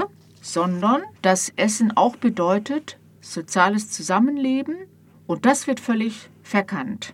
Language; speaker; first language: German; native; German